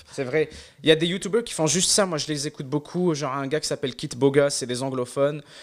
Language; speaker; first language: French; non-native, local second language; Arabic